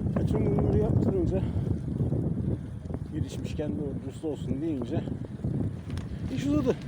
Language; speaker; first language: Turkish; native; Turkish